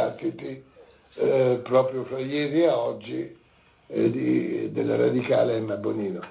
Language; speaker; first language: Italian; native; Italian